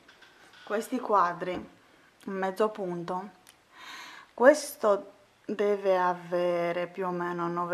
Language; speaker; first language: Italian; non-native, fluent; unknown